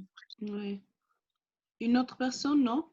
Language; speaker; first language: French; non-native, learner; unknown